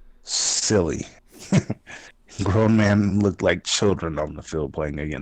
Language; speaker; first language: English; native; English